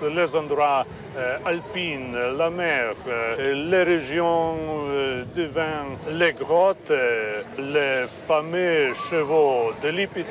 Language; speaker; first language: French; non-native, fluent; Slovenian